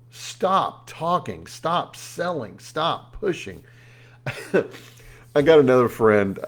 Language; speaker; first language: English; native; English